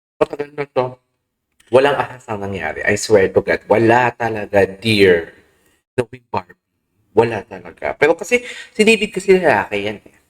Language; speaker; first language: Filipino; native; Filipino